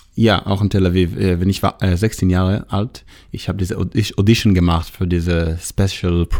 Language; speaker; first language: German; non-native, learner; Hebrew